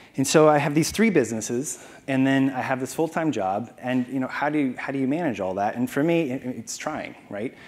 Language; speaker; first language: English; native; English